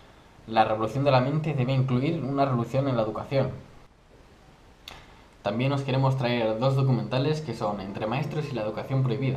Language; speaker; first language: Spanish; native; Spanish